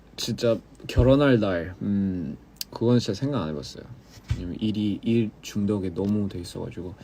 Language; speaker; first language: Korean; early bilingual, other home language; English